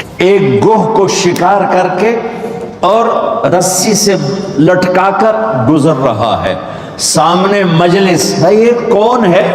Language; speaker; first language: Urdu; non-native, local second language; Punjabi